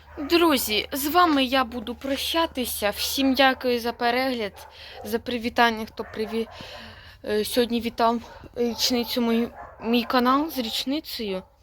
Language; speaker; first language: Ukrainian; native; Ukrainian